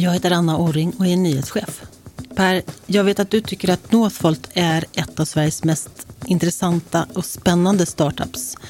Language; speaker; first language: Swedish; native; Swedish